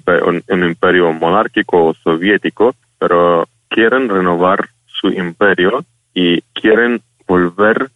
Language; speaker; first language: Spanish; non-native, fluent; Ukrainian